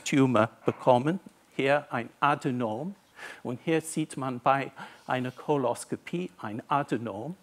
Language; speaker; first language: German; non-native, fluent; English